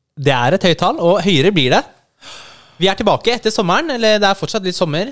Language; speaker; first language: Norwegian; native; Norwegian